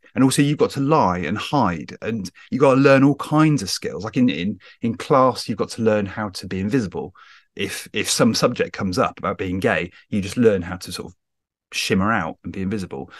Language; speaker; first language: English; native; English